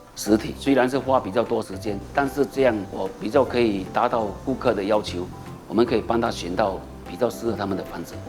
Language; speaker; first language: Chinese; native; Chinese